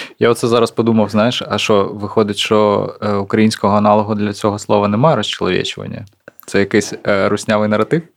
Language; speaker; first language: Ukrainian; non-native, local second language; Russian